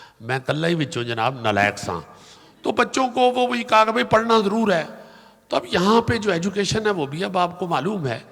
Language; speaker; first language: Urdu; non-native, local second language; Punjabi